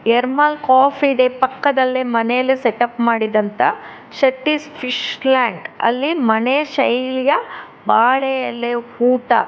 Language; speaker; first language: Kannada; non-native, local second language; Tulu